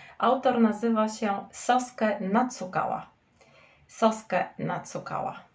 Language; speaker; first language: Polish; native; Polish